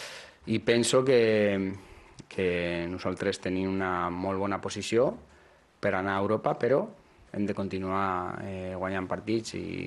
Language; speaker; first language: Catalan; non-native, learner; Spanish